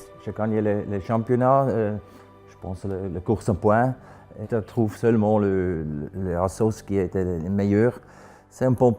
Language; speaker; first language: French; non-native, local second language; German